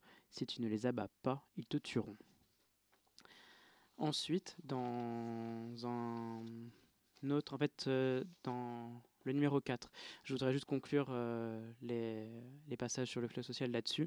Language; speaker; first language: French; native; French